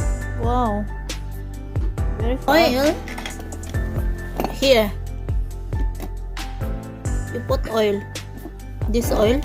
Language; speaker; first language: English; non-native, local second language; Filipino